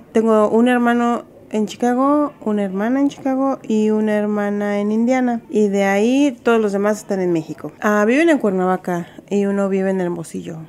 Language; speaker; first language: Spanish; native; Spanish